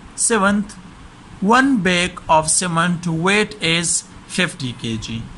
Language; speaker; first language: English; non-native, local second language; Urdu